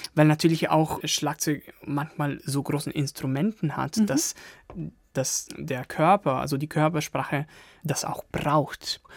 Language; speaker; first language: German; non-native, fluent; Italian